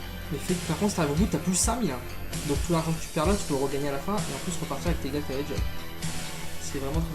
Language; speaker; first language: French; native; French